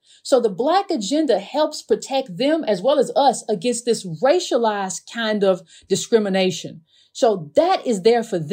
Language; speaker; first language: English; native; English